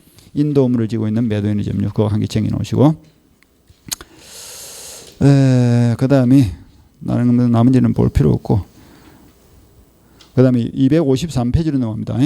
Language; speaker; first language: Korean; native; Korean